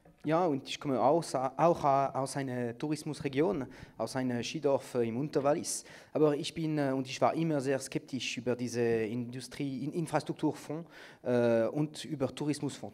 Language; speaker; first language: German; non-native, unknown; French